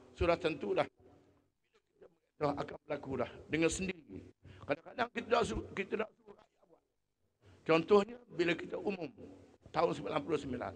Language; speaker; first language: Malay; native; Malay